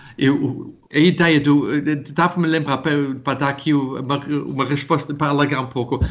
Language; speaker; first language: Portuguese; non-native, fluent; German